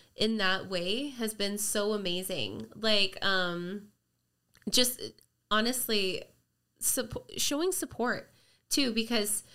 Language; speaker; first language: English; native; English